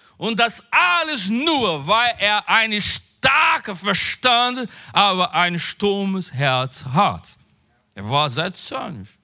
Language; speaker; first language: German; non-native, learner; Portuguese